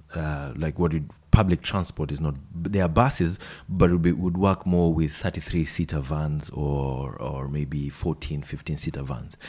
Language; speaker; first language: English; non-native, local second language; Swahili